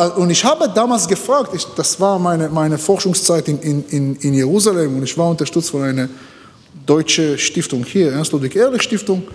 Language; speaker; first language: German; non-native, learner; Hebrew